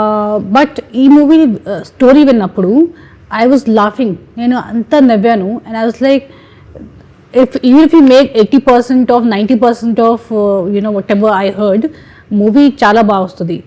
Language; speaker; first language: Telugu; non-native, fluent; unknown